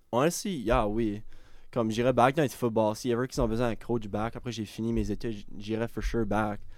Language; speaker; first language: French; native; French